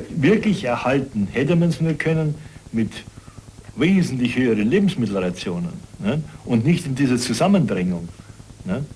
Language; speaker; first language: German; native; German